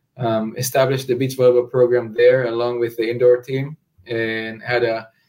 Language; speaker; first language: English; non-native, fluent; Hebrew